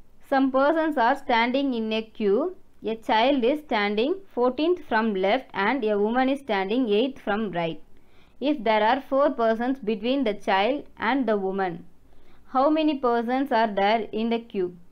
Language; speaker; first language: English; non-native, local second language; Tamil